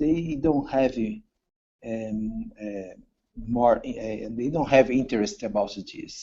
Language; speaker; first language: English; non-native, learner; Portuguese